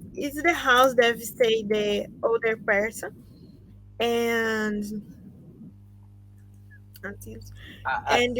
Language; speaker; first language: English; non-native, learner; Portuguese